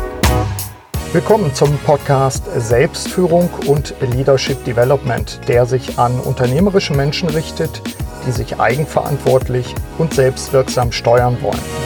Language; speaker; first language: German; native; German